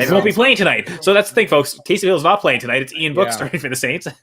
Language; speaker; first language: English; native; English